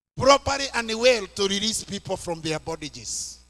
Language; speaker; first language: English; non-native, local second language; Swahili